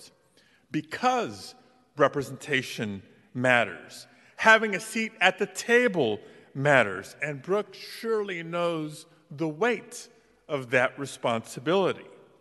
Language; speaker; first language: English; native; English